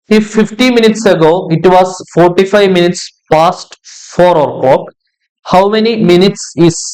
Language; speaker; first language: English; non-native, local second language; Malayalam